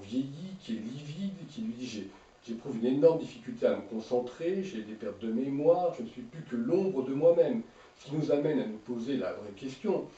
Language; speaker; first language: French; native; French